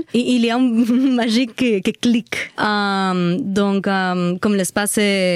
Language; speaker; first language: French; non-native, learner; Spanish